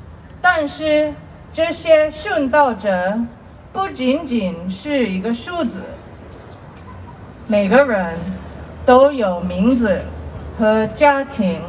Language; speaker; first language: Chinese; non-native, fluent; Korean